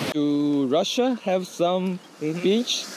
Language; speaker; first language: English; non-native, learner; Chinese